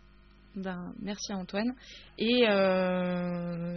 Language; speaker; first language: French; native; French